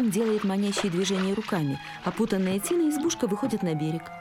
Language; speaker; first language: Russian; native; Russian